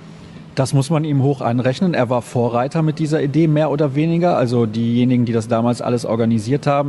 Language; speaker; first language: German; native; German